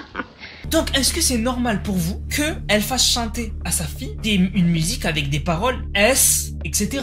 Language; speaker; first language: French; native; French